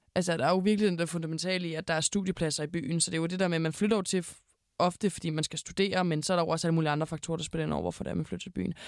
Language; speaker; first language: Danish; native; Danish